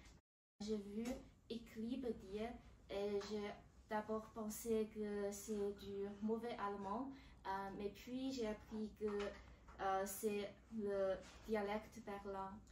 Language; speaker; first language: French; non-native, learner; Chinese